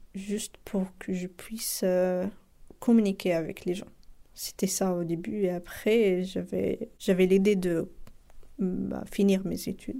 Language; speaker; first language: French; non-native, local second language; Arabic